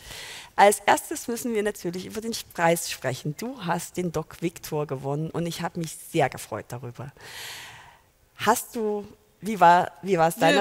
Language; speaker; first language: German; native; German